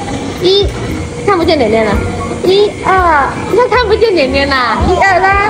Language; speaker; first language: Chinese; native; Chinese